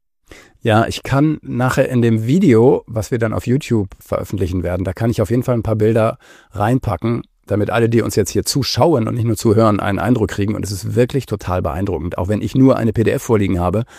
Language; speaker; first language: German; native; German